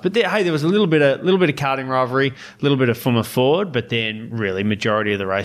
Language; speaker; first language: English; native; English